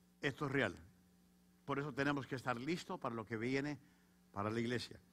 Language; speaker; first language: Spanish; native; Spanish